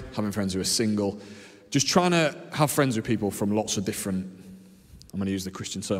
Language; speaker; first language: English; native; English